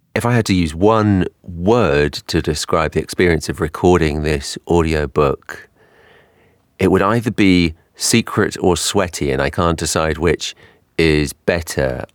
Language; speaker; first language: English; native; English